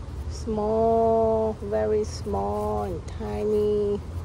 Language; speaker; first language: English; non-native, learner; Vietnamese